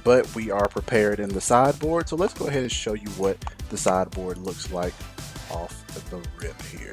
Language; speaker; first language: English; native; English